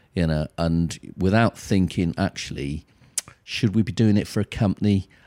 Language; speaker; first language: English; native; English